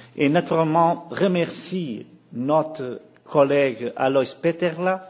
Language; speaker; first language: French; non-native, fluent; Portuguese